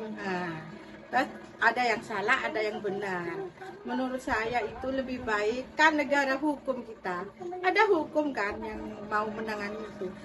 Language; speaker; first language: Indonesian; non-native, local second language; Madurese